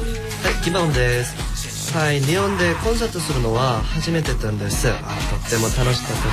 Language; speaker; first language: Japanese; non-native, learner; Korean